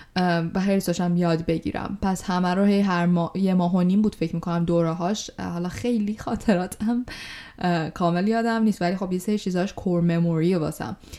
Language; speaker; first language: Persian; native; Persian